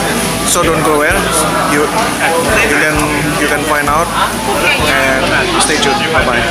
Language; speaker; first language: English; non-native, learner; Indonesian